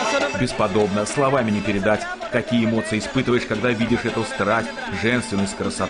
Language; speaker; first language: Russian; native; Russian